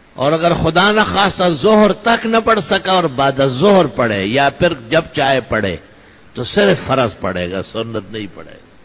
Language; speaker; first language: Urdu; non-native, local second language; Pashto